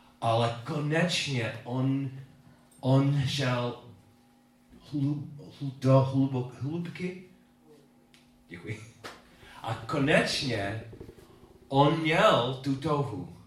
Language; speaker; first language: Czech; non-native, learner; English